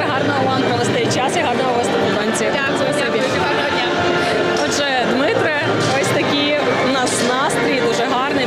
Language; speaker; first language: Ukrainian; native; Ukrainian